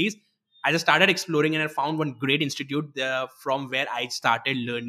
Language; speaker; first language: English; non-native, local second language; Gujarati